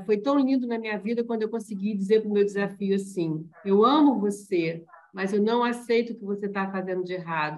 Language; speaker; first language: Portuguese; native; Portuguese